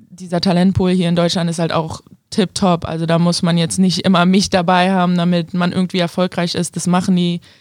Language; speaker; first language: German; native; German